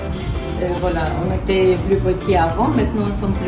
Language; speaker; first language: French; non-native, learner; Russian